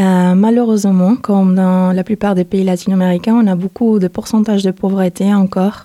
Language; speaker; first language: French; non-native, fluent; Spanish